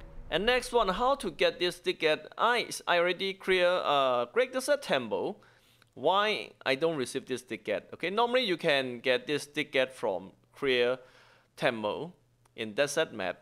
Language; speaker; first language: English; non-native, learner; Thai